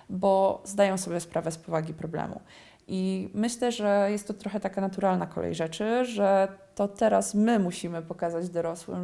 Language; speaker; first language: Polish; native; Polish